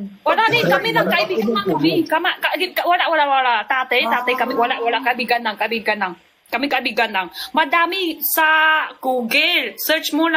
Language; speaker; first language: Filipino; non-native, learner; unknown